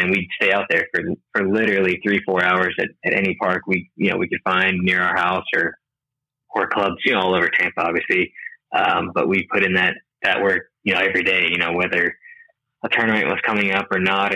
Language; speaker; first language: English; native; English